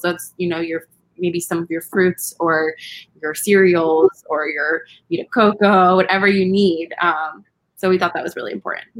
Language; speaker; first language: English; early bilingual, other home language; Spanish